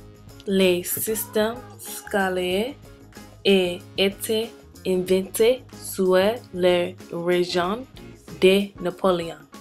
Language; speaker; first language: French; non-native, learner; English